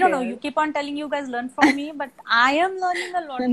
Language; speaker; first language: English; non-native, local second language; Marathi